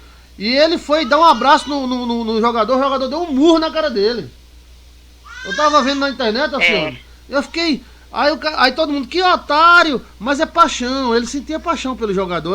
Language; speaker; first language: Portuguese; native; Portuguese